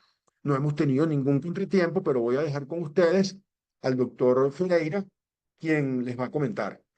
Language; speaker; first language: Spanish; native; Spanish